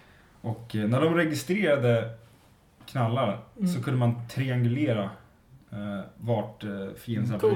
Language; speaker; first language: Swedish; native; Swedish